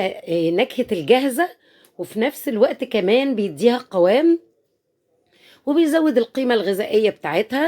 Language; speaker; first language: Arabic; native; Arabic